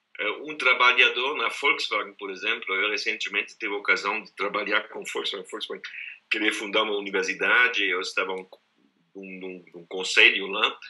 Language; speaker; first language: Portuguese; non-native, fluent; German